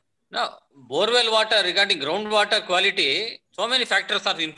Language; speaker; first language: Kannada; native; Kannada